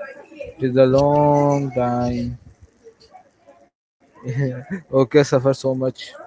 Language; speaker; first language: English; non-native, learner; Urdu